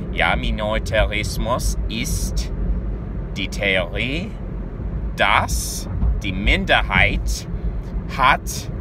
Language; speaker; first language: German; non-native, learner; English